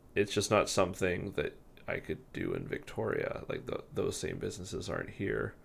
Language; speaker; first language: English; native; English